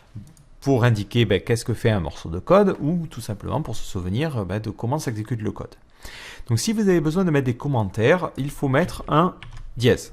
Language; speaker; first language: French; native; French